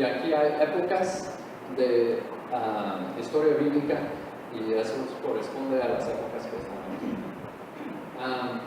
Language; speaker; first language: Spanish; non-native, fluent; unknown